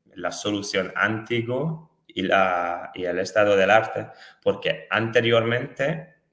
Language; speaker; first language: Spanish; non-native, fluent; Hungarian